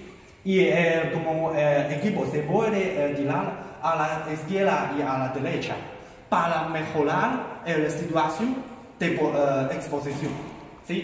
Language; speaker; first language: Spanish; non-native, learner; Chinese